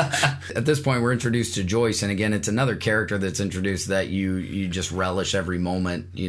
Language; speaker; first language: English; native; English